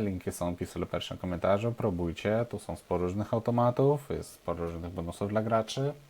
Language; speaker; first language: Polish; non-native, fluent; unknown